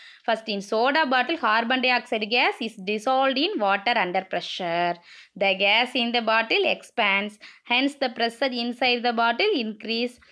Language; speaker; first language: English; non-native, local second language; Tamil